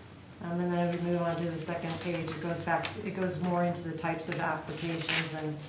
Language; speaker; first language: English; native; English